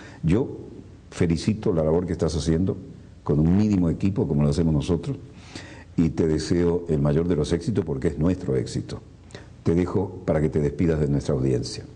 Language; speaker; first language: Spanish; native; Spanish